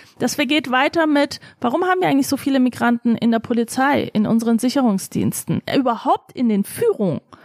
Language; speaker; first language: German; early bilingual, other home language; Turkish